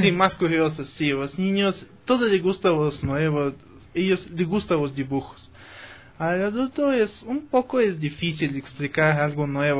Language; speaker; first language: Spanish; non-native, fluent; Russian